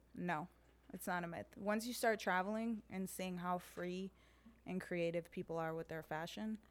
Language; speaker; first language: English; early bilingual, heritage; Serbian